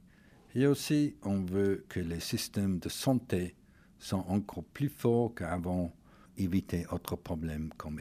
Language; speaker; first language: French; non-native, fluent; English